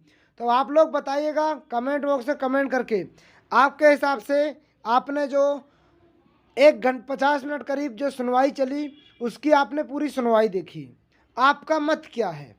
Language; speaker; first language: Hindi; native; Hindi